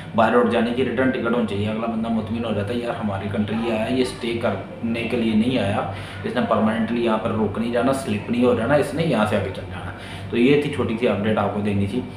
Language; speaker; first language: Urdu; non-native, local second language; Punjabi